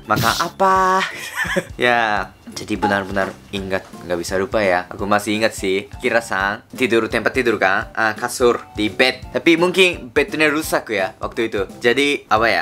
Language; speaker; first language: Indonesian; non-native, fluent; Japanese